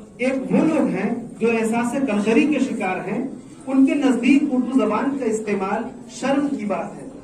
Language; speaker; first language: Urdu; native; Urdu